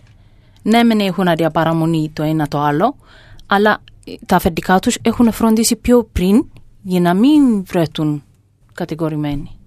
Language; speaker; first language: Greek; non-native, fluent; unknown